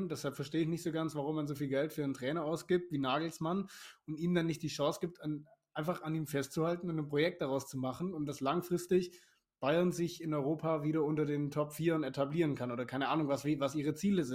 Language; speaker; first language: German; native; German